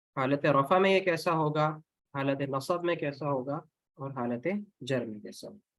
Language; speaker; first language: Urdu; native; Urdu